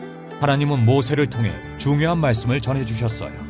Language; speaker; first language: Korean; native; Korean